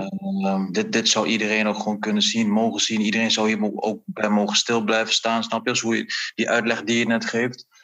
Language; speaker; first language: Dutch; native; Dutch